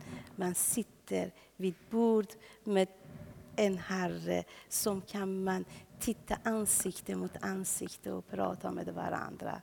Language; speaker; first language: Swedish; non-native, fluent; Persian